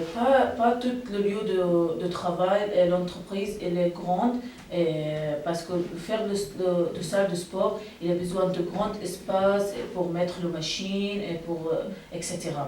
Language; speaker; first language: French; non-native, learner; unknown